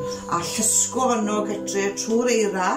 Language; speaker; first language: Welsh; native; Welsh